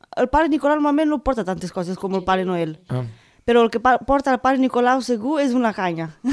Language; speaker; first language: Catalan; non-native, fluent; Romanian